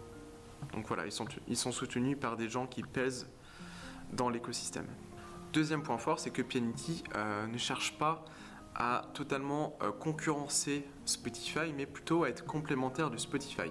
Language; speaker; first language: French; native; French